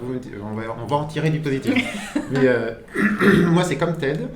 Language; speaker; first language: French; native; French